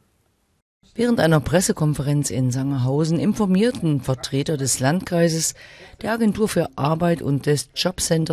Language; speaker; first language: German; native; German